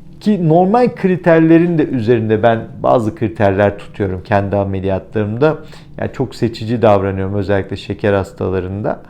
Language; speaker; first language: Turkish; native; Turkish